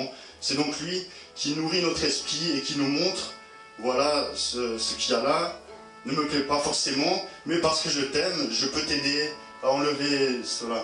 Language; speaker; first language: French; native; French